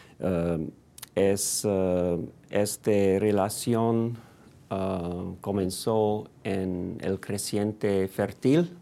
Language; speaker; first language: Spanish; non-native, fluent; English